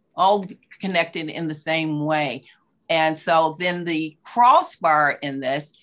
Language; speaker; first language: English; native; English